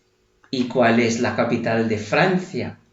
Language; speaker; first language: Spanish; non-native, fluent; Filipino